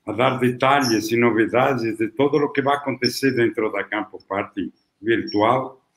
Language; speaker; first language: Portuguese; non-native, fluent; Italian